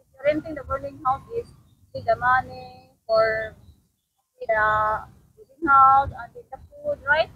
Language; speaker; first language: English; non-native, learner; Cebuano